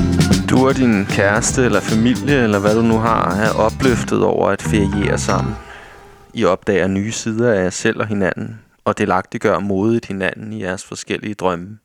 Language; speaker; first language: Danish; native; Danish